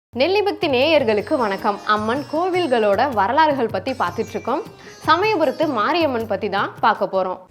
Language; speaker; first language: Tamil; native; Tamil